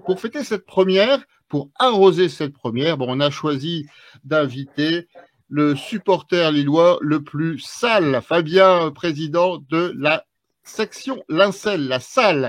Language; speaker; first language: French; native; French